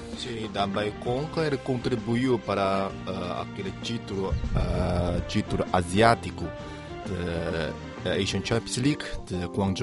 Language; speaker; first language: Portuguese; non-native, fluent; Chinese